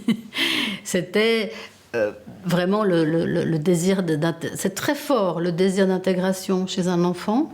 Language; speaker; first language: French; early bilingual, other home language; Italian